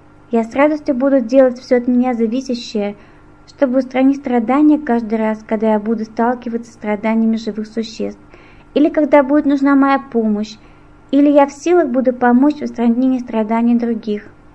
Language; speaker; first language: Russian; native; Russian